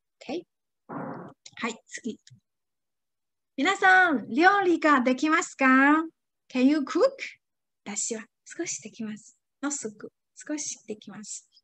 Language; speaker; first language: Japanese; non-native, fluent; Chinese